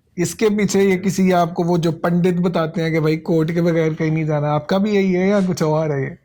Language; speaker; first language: Urdu; native; Urdu